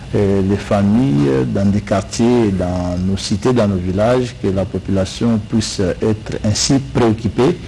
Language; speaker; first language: French; non-native, local second language; Luba-Lulua